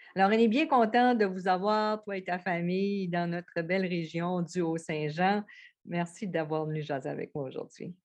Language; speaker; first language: French; native; French